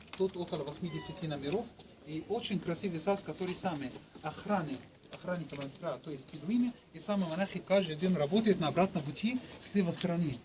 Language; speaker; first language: Russian; non-native, learner; Arabic